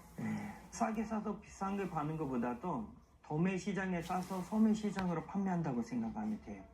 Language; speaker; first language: Korean; non-native, fluent; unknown